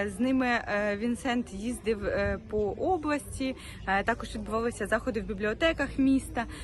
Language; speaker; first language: Ukrainian; native; Ukrainian